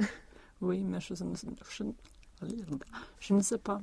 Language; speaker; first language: French; non-native, learner; Swedish